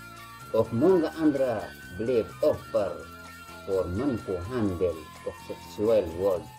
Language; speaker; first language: Swedish; non-native, learner; Tigrinya